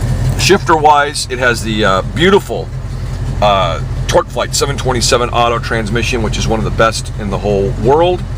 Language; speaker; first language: English; native; English